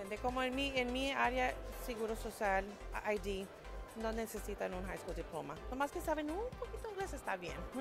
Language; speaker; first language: Spanish; early bilingual, heritage; Spanish